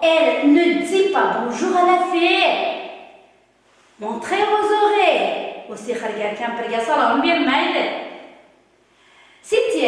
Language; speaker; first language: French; non-native, learner; Uzbek